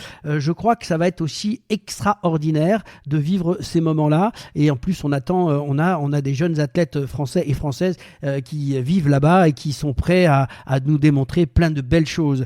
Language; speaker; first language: French; native; French